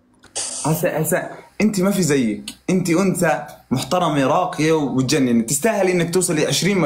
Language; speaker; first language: Arabic; native; Arabic